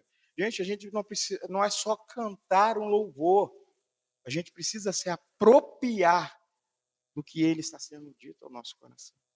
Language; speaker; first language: Portuguese; native; Portuguese